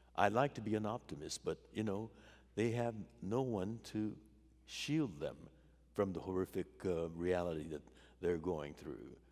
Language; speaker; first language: English; native; English